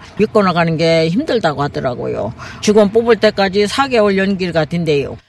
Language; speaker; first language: Korean; native; Korean